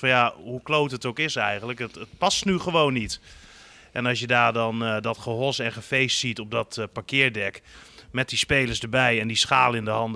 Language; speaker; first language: Dutch; native; Dutch